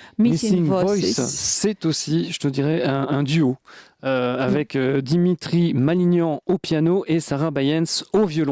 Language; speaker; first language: French; native; French